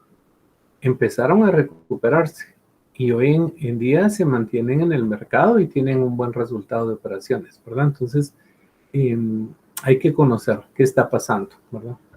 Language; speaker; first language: Spanish; native; Spanish